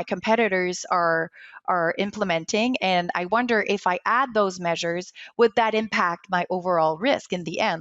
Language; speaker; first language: English; non-native, local second language; French